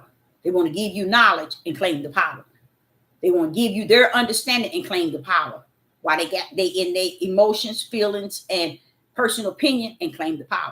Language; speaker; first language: English; native; English